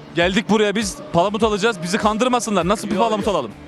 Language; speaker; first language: Turkish; native; Turkish